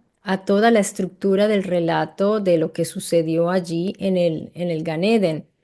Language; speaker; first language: Spanish; native; Spanish